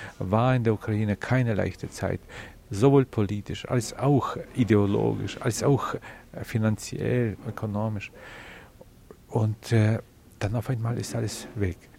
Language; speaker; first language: German; non-native, fluent; Ukrainian